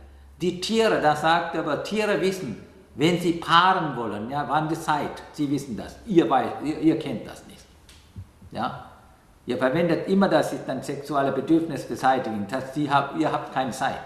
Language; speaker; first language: German; non-native, fluent; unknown